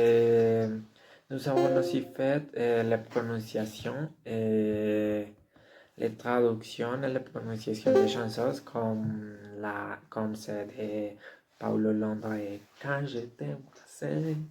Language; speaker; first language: French; non-native, learner; Spanish